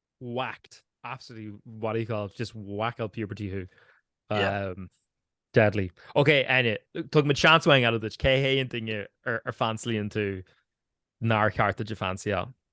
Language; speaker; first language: Irish; native; Irish